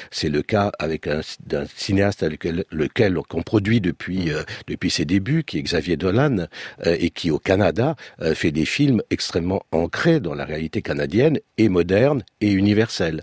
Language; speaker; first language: French; early bilingual, other home language; Romanian